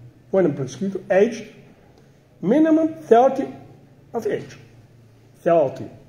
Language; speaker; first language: English; non-native, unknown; Arabic